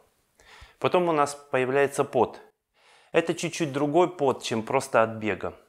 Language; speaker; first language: Russian; native; Russian